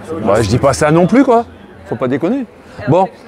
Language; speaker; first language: French; native; French